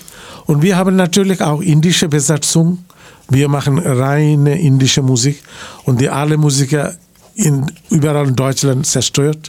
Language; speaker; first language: German; non-native, learner; Bangla